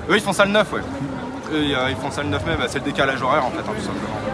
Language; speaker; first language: French; native; French